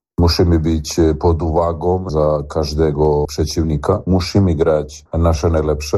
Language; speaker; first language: Polish; non-native, learner; Serbian